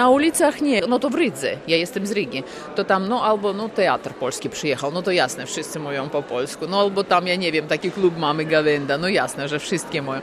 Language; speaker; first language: Polish; early bilingual, heritage; Latvian